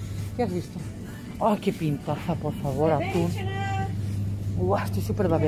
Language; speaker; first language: Spanish; native; Spanish